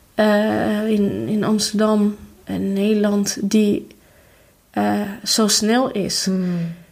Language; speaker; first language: Dutch; non-native, fluent; Albanian